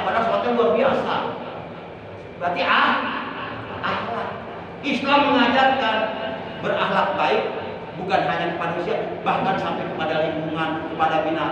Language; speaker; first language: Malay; non-native, local second language; Javanese